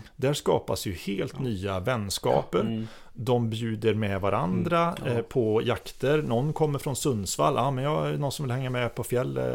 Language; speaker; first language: Swedish; native; Swedish